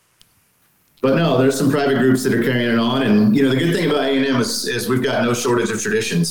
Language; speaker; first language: English; native; English